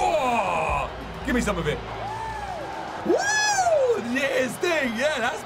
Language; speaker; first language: English; native; English